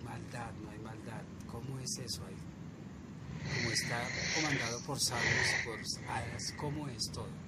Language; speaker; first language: Spanish; native; Spanish